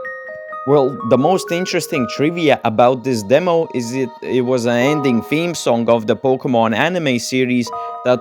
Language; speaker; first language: English; non-native, fluent; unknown